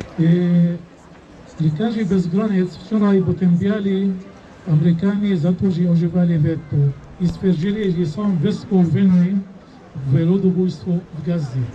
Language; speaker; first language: Polish; non-native, fluent; Arabic